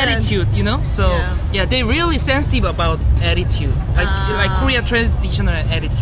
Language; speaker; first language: English; non-native, learner; Korean